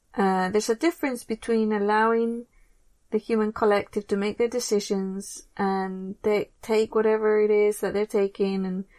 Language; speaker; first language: English; native; English